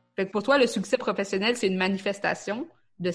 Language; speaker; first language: French; native; French